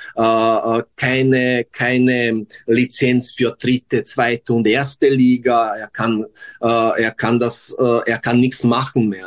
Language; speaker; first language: German; non-native, learner; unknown